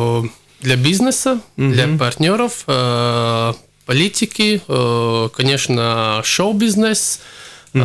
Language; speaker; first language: Russian; non-native, local second language; Latvian